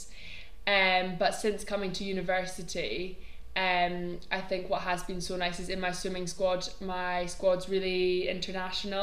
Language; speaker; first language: English; native; English